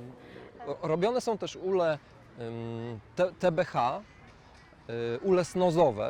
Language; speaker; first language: Polish; native; Polish